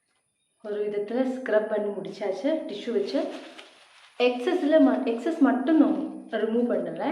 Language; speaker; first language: Tamil; non-native, learner; Malayalam